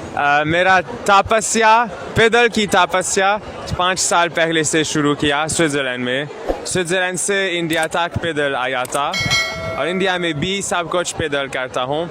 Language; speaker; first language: Hindi; non-native, learner; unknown